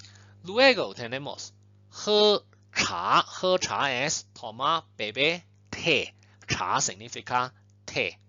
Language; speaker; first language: Spanish; non-native, fluent; Chinese